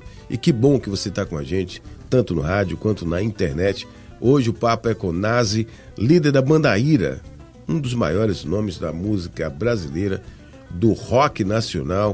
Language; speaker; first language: Portuguese; native; Portuguese